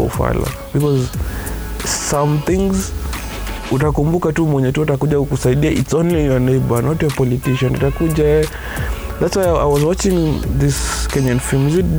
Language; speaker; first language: English; non-native, local second language; Kikuyu